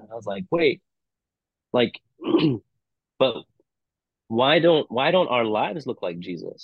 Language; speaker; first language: English; non-native, local second language; Cantonese